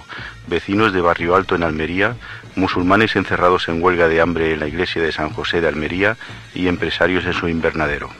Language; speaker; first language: Spanish; native; Spanish